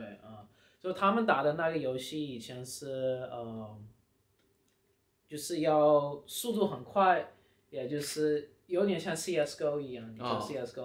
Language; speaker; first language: Chinese; early bilingual, heritage; Chinese